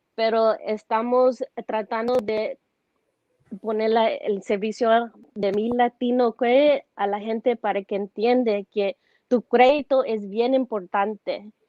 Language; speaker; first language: Spanish; early bilingual, heritage; Spanish